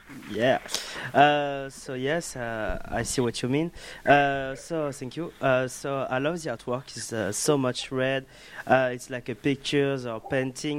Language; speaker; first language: English; non-native, learner; French